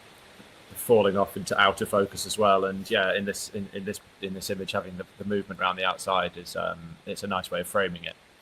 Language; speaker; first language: English; native; English